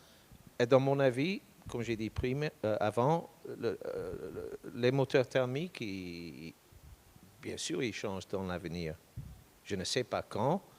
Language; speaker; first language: French; non-native, fluent; English